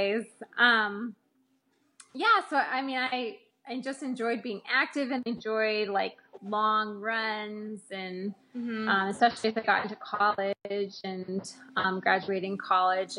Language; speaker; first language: English; native; English